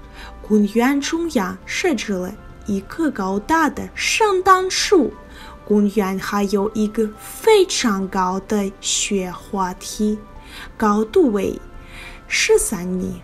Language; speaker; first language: Chinese; non-native, learner; Russian